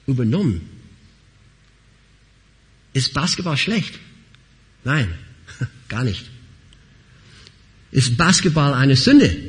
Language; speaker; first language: German; non-native, fluent; English